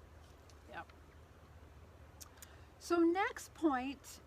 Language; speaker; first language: English; native; English